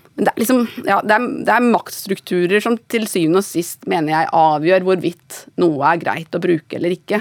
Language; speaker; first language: Norwegian; native; Norwegian